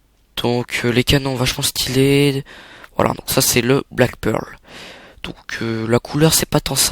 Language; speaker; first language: French; native; French